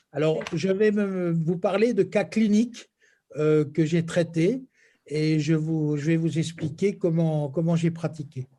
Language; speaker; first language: French; native; French